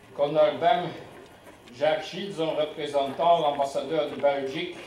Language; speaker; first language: French; non-native, local second language; Luxembourgish